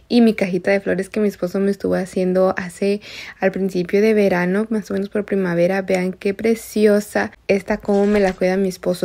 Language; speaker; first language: Spanish; native; Spanish